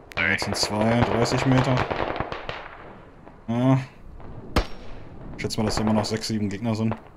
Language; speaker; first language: German; native; German